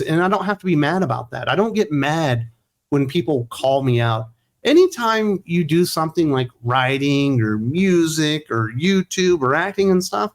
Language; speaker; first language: English; native; English